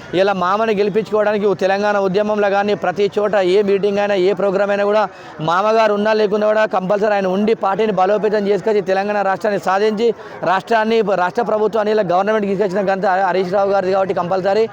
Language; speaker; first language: Telugu; native; Telugu